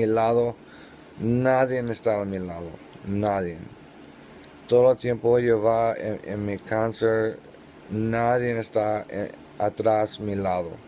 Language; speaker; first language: Spanish; non-native, learner; English